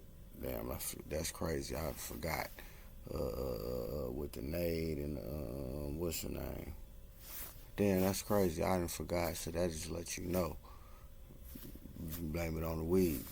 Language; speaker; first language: English; native; English